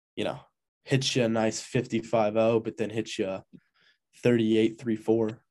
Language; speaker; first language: English; native; English